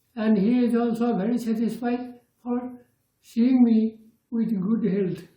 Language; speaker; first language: English; non-native, local second language; Assamese